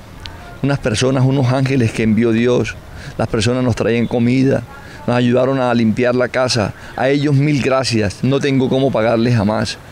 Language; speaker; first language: Spanish; native; Spanish